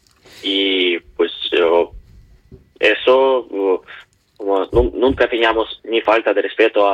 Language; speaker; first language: Spanish; non-native, learner; Ukrainian